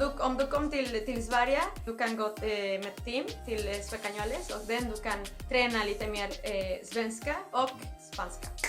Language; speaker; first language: Swedish; non-native, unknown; Spanish